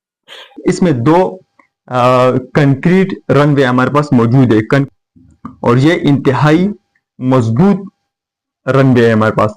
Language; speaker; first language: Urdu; non-native, fluent; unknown